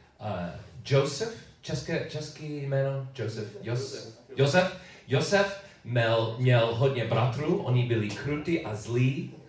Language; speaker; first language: Czech; non-native, learner; English